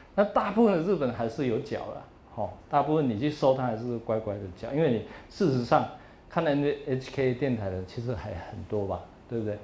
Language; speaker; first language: Chinese; native; Chinese